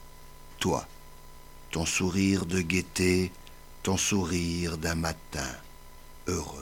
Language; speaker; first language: French; native; French